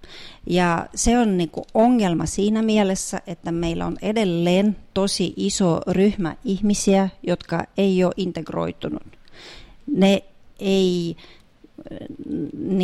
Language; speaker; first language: Finnish; non-native, fluent; Russian